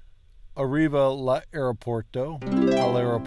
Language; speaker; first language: Italian; non-native, learner; English